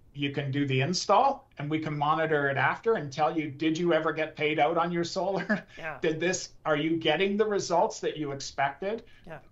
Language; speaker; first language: English; native; English